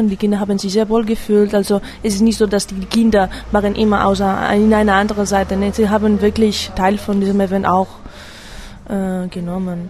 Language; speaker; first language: German; non-native, fluent; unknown